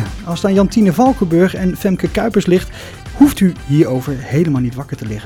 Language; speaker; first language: Dutch; native; Dutch